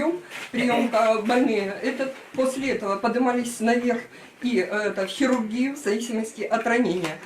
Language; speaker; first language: Russian; native; Russian